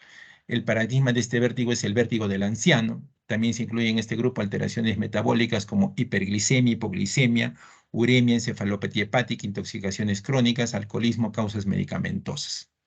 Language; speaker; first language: Spanish; native; Spanish